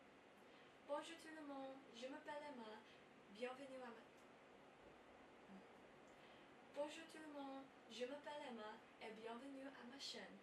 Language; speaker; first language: French; non-native, learner; English